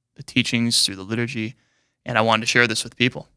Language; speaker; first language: English; native; English